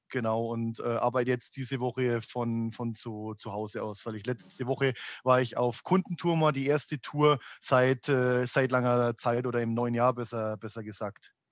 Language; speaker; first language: German; native; German